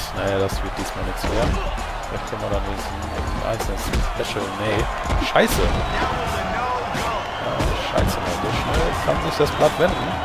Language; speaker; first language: German; native; German